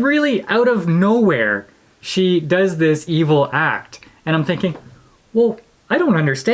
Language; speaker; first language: English; native; English